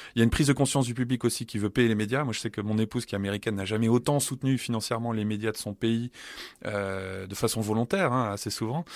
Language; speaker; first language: French; native; French